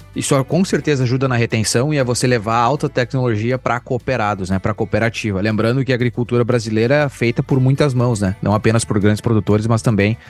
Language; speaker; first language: Portuguese; native; Portuguese